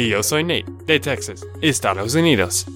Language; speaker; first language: Spanish; non-native, fluent; English